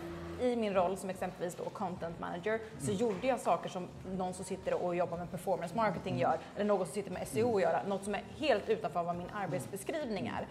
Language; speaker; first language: Swedish; native; Swedish